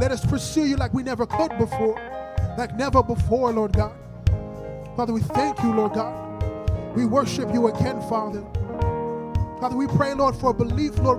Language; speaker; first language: English; early bilingual, other home language; Haitian Creole